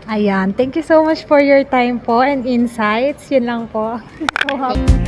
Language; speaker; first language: Filipino; native; Filipino